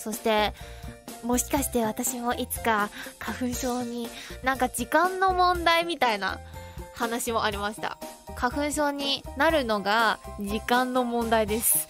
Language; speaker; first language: Japanese; non-native, fluent; Chinese